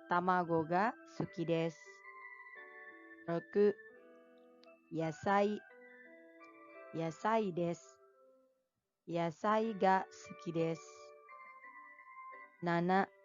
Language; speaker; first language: Japanese; non-native, fluent; Indonesian